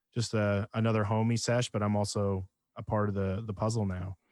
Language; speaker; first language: English; native; English